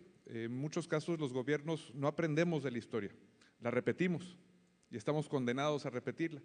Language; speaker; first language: Spanish; native; Spanish